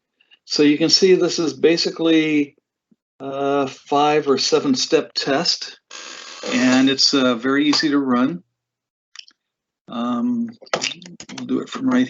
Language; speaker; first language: English; native; English